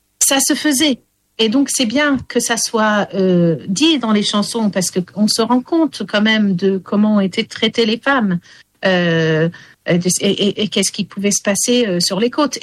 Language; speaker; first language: French; early bilingual, heritage; English